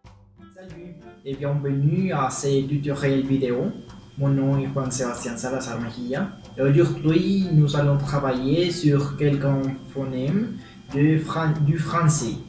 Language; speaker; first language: French; non-native, learner; Spanish